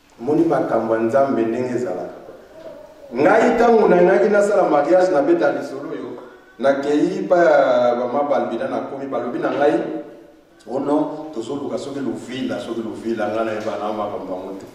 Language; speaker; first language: Lingala; non-native, local second language; Kongo